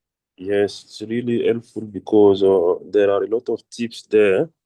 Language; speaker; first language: English; non-native, fluent; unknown